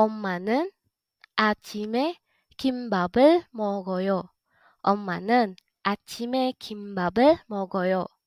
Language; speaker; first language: Korean; non-native, fluent; Indonesian